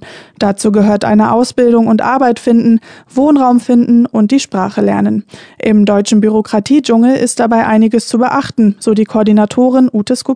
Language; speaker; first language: German; native; German